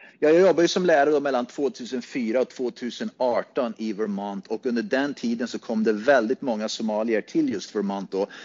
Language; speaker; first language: Swedish; native; Swedish